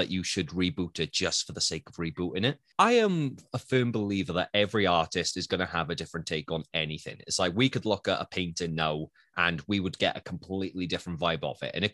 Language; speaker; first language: English; native; English